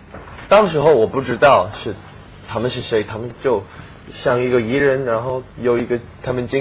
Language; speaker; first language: Chinese; non-native, learner; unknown